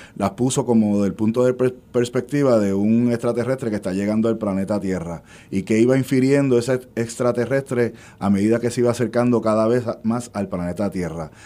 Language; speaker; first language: Spanish; native; Spanish